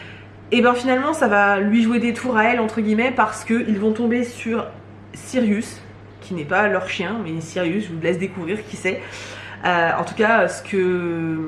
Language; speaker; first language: French; native; French